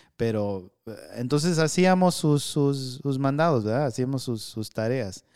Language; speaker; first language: Spanish; early bilingual, heritage; Spanish